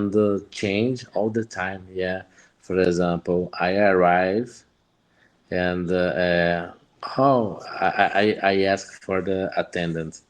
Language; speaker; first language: English; non-native, learner; Portuguese